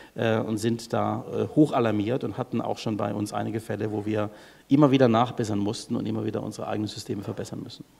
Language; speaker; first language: German; native; German